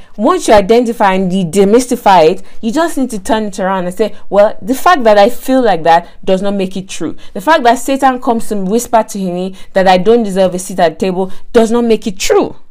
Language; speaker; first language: English; non-native, local second language; Yoruba